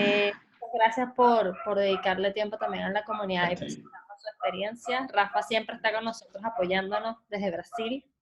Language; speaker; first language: Spanish; native; Spanish